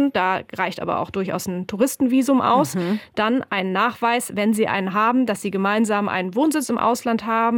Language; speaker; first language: German; native; German